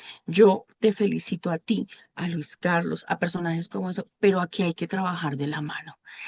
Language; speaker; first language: Spanish; native; Spanish